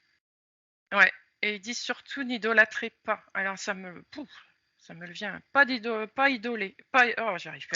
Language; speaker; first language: French; native; French